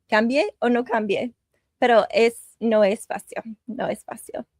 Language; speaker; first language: Spanish; non-native, learner; English